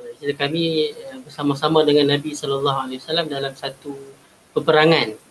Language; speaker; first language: Malay; native; Malay